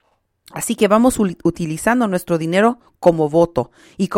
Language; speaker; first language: Spanish; native; Spanish